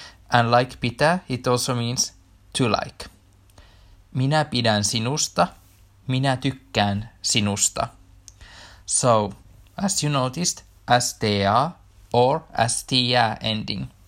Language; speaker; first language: English; non-native, fluent; Finnish